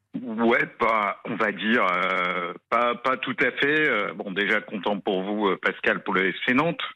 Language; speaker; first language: French; native; French